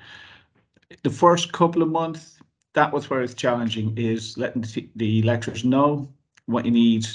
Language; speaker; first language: English; native; English